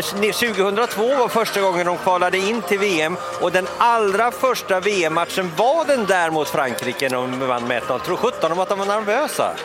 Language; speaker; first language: Swedish; native; Swedish